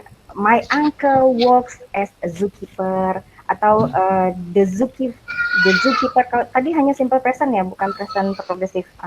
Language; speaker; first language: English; non-native, fluent; Indonesian